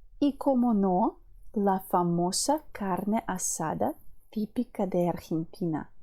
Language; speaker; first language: Spanish; non-native, fluent; Ukrainian